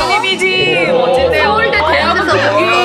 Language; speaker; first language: Korean; native; Korean